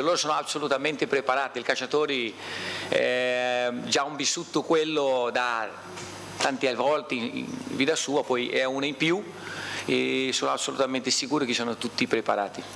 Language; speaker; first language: Italian; non-native, fluent; Portuguese